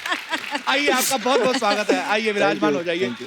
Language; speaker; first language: Hindi; native; Hindi